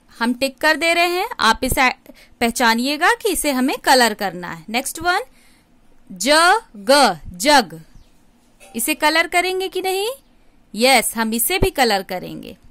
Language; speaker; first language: Hindi; native; Hindi